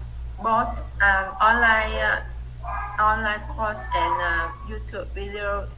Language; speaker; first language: English; non-native, learner; Vietnamese